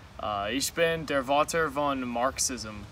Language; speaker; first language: German; non-native, learner; English